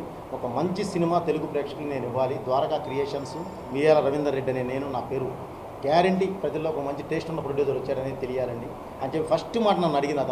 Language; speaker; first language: Telugu; native; Telugu